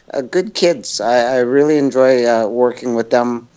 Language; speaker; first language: English; native; English